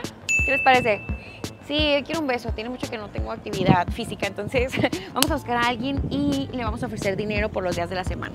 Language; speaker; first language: Spanish; native; Spanish